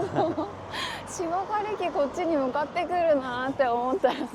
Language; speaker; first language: Japanese; native; Japanese